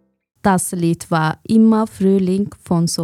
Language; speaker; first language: German; non-native, fluent; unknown